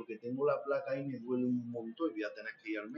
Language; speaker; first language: Spanish; native; Spanish